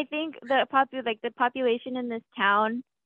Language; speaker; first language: English; native; English